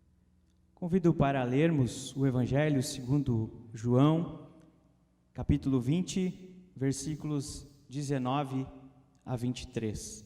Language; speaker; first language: Portuguese; native; Portuguese